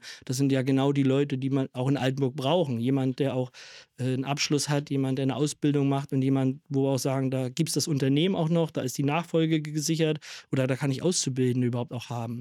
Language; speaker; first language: German; native; German